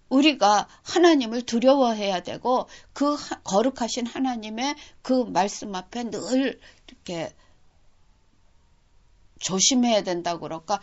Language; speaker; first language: Korean; native; Korean